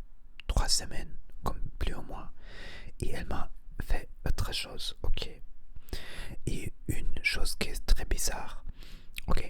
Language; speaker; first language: French; non-native, learner; Spanish